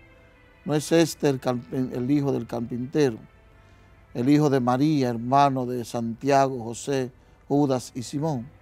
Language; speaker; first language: Spanish; native; Spanish